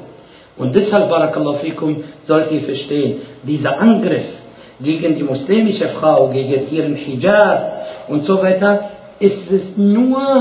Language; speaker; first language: German; non-native, fluent; Arabic